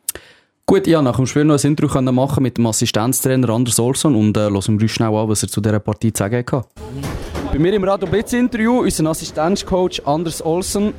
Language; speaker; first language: German; native; German